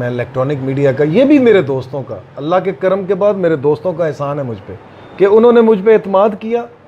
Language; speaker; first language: Urdu; non-native, local second language; Punjabi